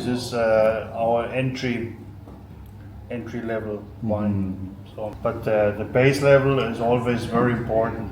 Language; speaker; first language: English; non-native, fluent; German